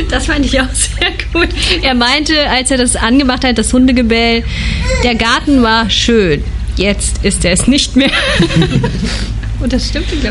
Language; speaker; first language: German; native; German